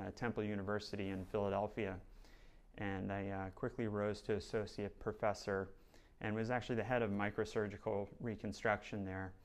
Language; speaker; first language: English; native; English